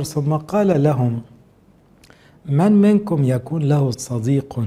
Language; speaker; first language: Arabic; native; Arabic